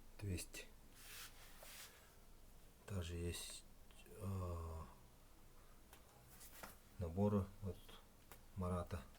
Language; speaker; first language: Russian; native; Russian